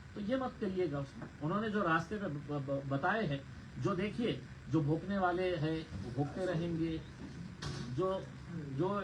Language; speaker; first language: Hindi; non-native, local second language; Marathi